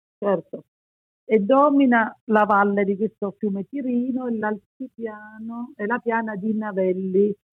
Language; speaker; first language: Italian; native; Italian